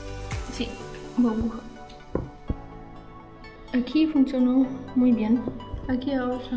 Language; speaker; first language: Spanish; non-native, fluent; German